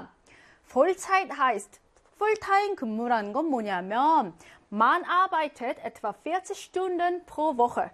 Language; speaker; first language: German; non-native, fluent; Korean